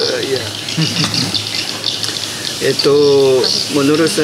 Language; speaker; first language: Indonesian; non-native, learner; Korean